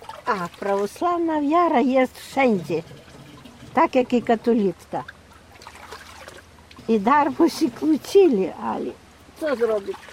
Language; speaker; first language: Polish; non-native, local second language; Ukrainian